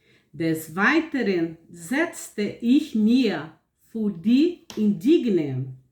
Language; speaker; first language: German; non-native, learner; Portuguese